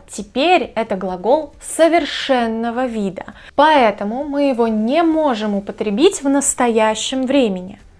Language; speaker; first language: Russian; native; Russian